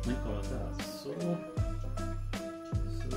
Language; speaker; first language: Swedish; native; Swedish